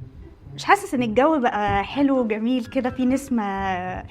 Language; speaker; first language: Arabic; native; Arabic